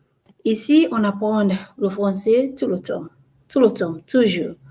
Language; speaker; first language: French; non-native, learner; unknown